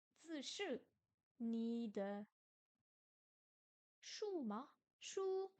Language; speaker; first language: Chinese; non-native, learner; French